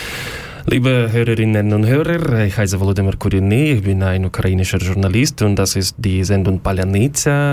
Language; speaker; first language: German; non-native, learner; Ukrainian